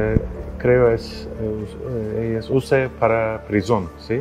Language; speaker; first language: Spanish; non-native, learner; Turkish